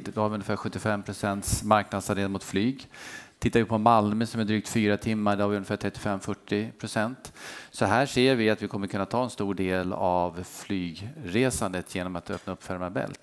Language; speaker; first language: Swedish; native; Swedish